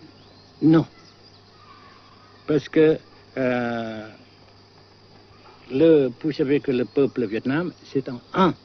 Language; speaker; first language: French; non-native, fluent; Vietnamese